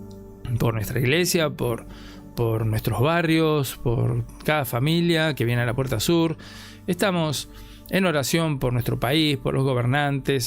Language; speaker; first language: Spanish; native; Spanish